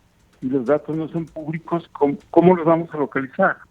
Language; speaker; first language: Spanish; native; Spanish